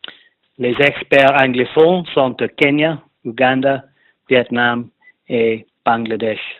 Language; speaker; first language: French; non-native, fluent; English